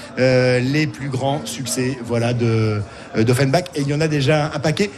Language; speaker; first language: French; native; French